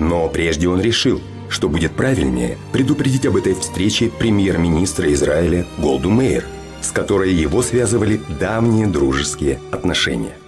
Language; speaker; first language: Russian; native; Russian